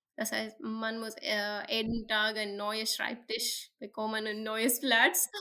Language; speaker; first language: German; non-native, learner; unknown